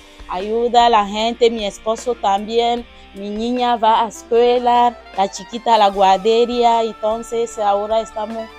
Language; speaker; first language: Spanish; non-native, learner; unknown